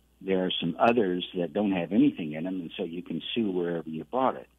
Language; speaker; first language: English; native; English